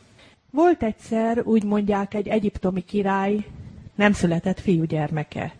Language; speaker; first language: Hungarian; native; Hungarian